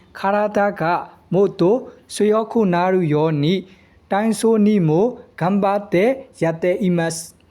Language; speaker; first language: Japanese; non-native, learner; Burmese